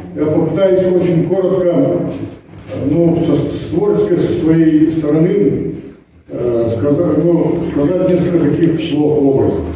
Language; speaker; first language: Russian; non-native, local second language; Yakut